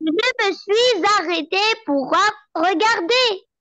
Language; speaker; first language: French; non-native, learner; Arabic